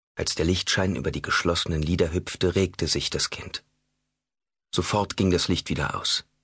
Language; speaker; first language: German; native; German